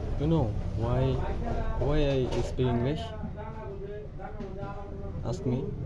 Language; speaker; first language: English; non-native, learner; Bangla